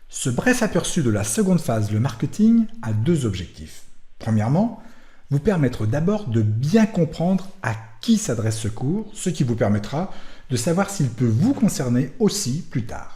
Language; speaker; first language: French; native; French